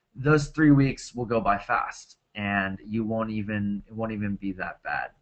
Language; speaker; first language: English; native; English